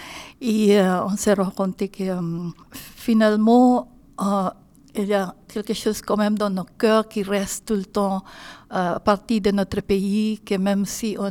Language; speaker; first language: French; non-native, learner; Filipino